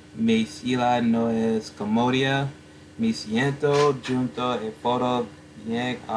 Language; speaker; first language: Spanish; non-native, learner; English